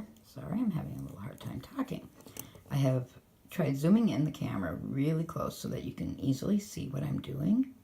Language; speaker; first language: English; native; English